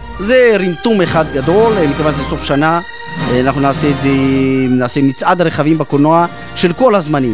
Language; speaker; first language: Hebrew; native; Hebrew